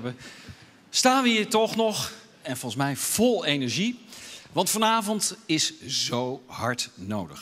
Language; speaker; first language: Dutch; native; Dutch